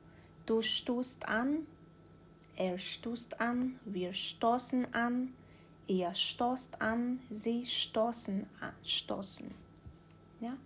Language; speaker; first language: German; non-native, learner; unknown